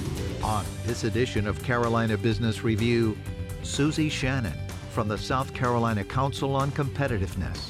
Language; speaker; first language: English; native; English